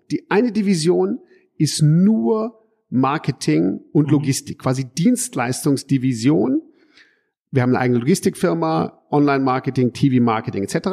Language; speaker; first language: German; early bilingual, heritage; German